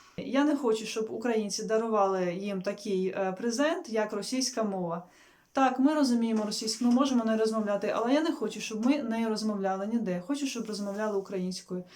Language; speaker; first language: Ukrainian; non-native, local second language; Russian